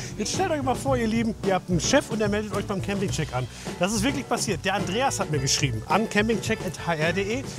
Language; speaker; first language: German; native; German